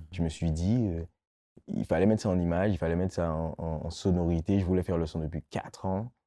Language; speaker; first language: French; non-native, local second language; Guadeloupean Creole French